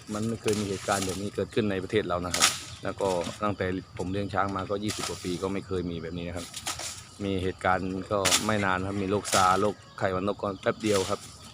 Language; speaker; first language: Thai; non-native, local second language; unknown